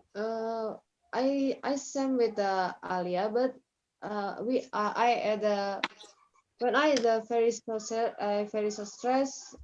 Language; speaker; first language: English; non-native, learner; Indonesian